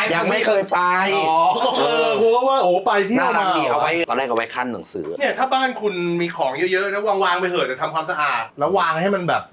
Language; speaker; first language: Thai; early bilingual, heritage; Swedish